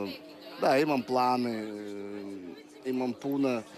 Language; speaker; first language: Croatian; non-native, fluent; Russian